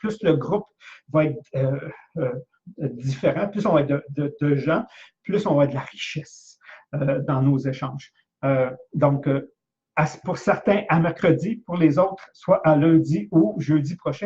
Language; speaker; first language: French; native; French